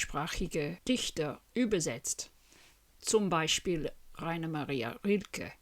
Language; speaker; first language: German; non-native, fluent; English